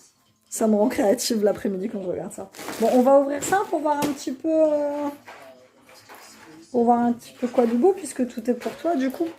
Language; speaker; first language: French; native; French